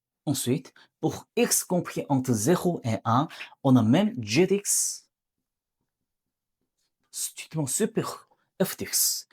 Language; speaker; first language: French; non-native, learner; Korean